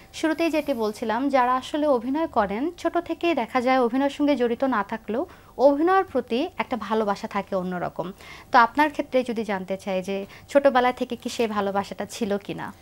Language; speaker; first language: Bangla; native; Bangla